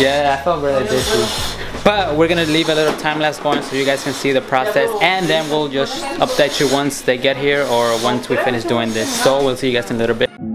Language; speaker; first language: English; early bilingual, other home language; Spanish